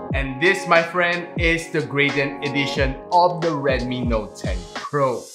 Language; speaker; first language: English; non-native, local second language; Filipino